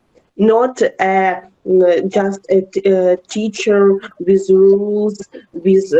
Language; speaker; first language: English; non-native, learner; Ukrainian